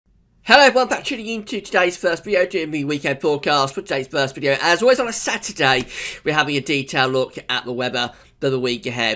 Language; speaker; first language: English; native; English